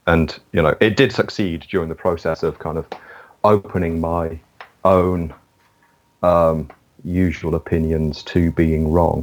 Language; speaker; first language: English; native; English